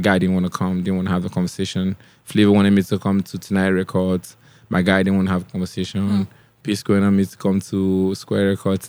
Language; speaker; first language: English; non-native, local second language; Igbo